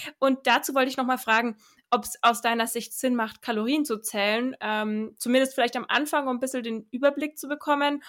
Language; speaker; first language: German; native; German